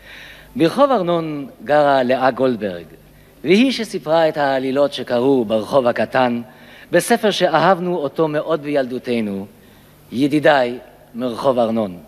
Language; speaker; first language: Hebrew; native; Hebrew